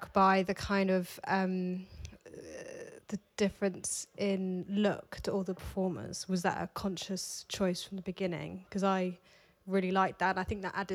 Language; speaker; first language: English; native; English